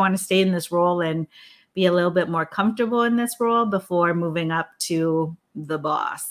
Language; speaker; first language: English; non-native, local second language; Filipino